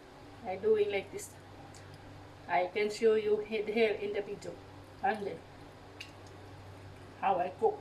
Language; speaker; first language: English; non-native, learner; Cebuano